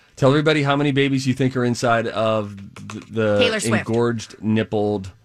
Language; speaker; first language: English; native; English